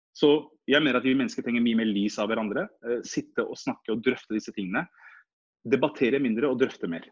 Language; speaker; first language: Norwegian; early bilingual, other home language; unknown